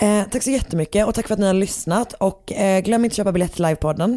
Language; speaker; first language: Swedish; native; Swedish